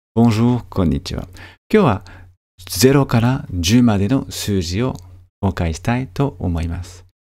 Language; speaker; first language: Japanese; non-native, fluent; French